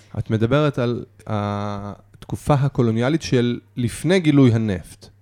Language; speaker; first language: Hebrew; native; Hebrew